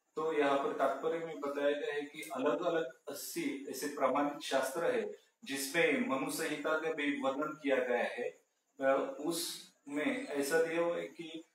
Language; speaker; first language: Hindi; non-native, local second language; Marathi